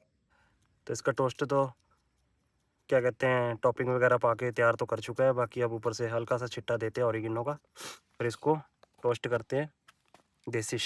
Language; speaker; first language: Hindi; non-native, local second language; Punjabi